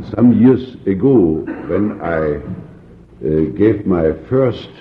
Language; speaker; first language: English; non-native, fluent; German